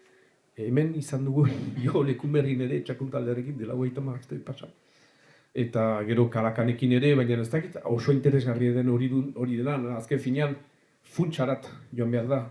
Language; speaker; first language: Basque; native; Basque